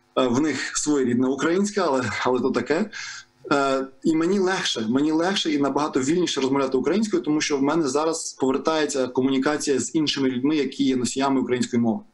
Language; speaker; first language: Ukrainian; non-native, local second language; Russian